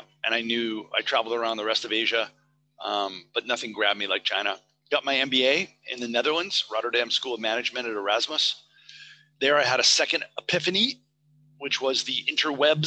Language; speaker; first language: English; native; English